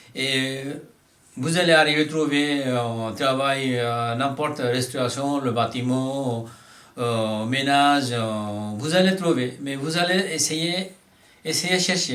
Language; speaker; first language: French; non-native, learner; Bangla